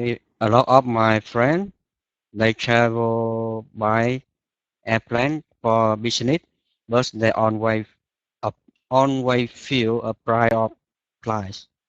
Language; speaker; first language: English; non-native, learner; Vietnamese